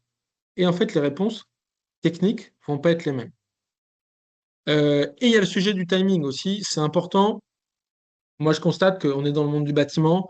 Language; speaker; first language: French; native; French